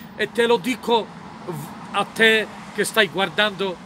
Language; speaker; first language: Italian; non-native, fluent; Polish